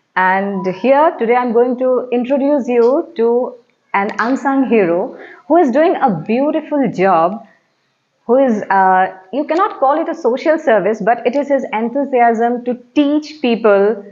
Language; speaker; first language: English; non-native, local second language; Assamese